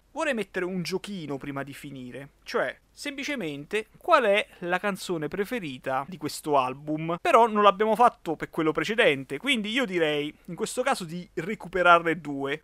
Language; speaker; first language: Italian; native; Italian